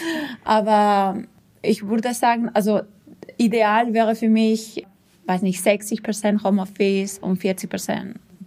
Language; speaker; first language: German; non-native, fluent; Spanish